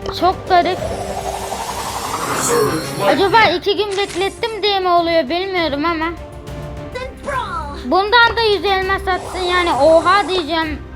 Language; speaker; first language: Turkish; native; Turkish